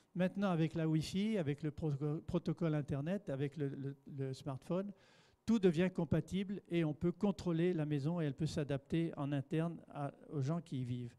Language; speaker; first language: French; native; French